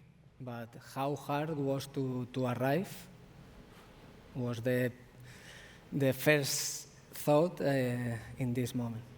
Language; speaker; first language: English; non-native, fluent; Spanish